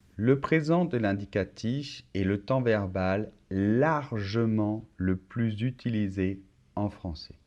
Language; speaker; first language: French; native; French